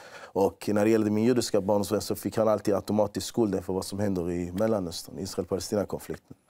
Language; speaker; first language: Swedish; early bilingual, other home language; Persian